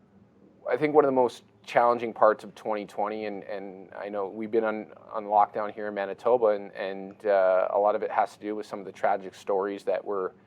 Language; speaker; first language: English; native; English